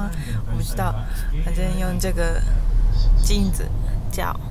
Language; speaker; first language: Chinese; early bilingual, heritage; Chinese